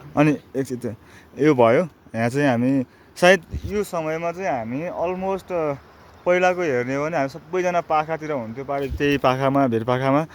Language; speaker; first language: Nepali; native; Nepali